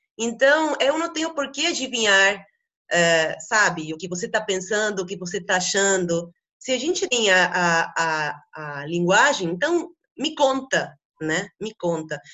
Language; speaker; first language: Portuguese; non-native, fluent; Spanish